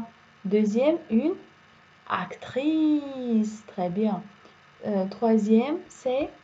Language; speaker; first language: French; non-native, fluent; Uzbek